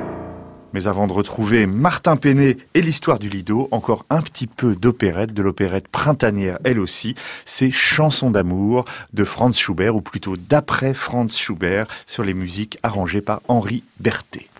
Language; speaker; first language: French; native; French